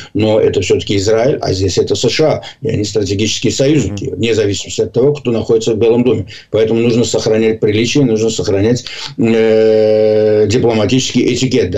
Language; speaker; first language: Russian; non-native, local second language; Azerbaijani